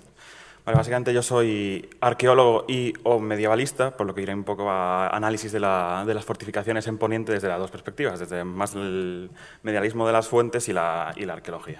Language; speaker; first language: Spanish; native; Spanish